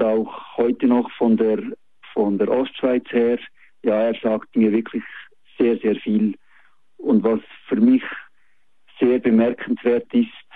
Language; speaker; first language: German; native; German